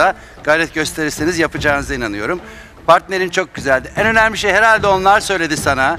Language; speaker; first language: Turkish; native; Turkish